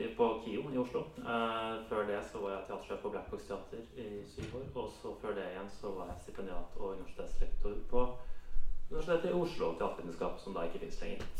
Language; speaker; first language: Norwegian; native; Norwegian